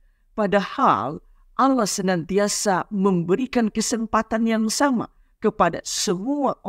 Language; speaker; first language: Indonesian; native; Indonesian